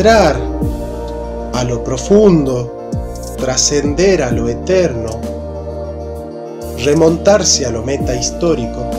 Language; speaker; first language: Spanish; native; Spanish